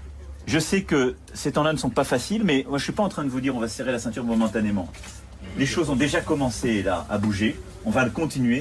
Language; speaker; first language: French; native; French